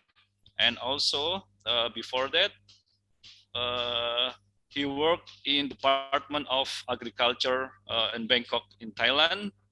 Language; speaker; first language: English; non-native, fluent; Indonesian